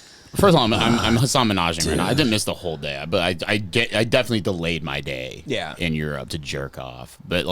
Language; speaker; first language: English; native; English